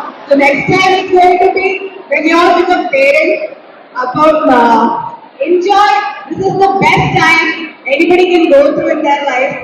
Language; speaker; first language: English; non-native, local second language; Malayalam